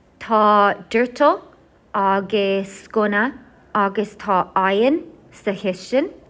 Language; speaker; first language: Irish; non-native, local second language; English